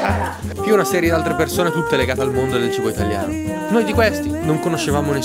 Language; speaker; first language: Italian; native; Italian